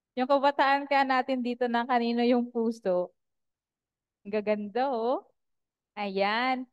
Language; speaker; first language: Filipino; non-native, local second language; Bikol